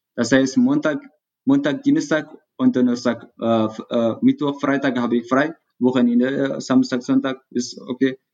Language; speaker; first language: German; non-native, learner; Tigrinya